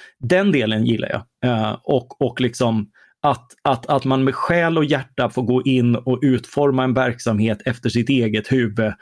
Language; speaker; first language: Swedish; native; Swedish